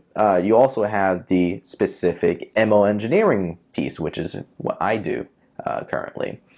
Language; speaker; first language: English; native; English